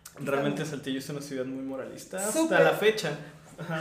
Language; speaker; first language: Spanish; native; Spanish